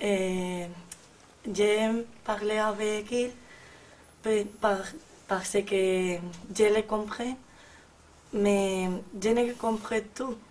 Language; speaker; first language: French; non-native, learner; Spanish